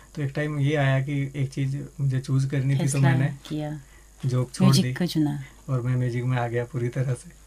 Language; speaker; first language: Hindi; native; Hindi